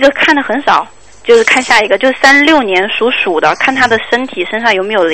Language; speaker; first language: Chinese; native; Chinese